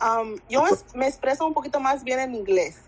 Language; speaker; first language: Spanish; early bilingual, other home language; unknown